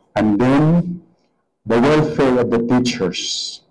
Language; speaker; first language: English; non-native, local second language; Hiligaynon